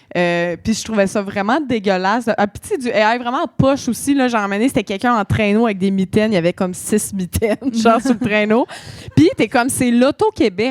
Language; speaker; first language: French; native; French